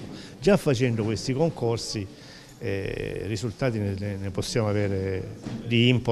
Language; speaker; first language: Italian; native; Italian